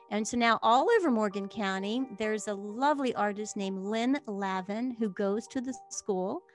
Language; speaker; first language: English; native; English